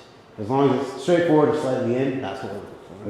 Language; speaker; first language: English; native; English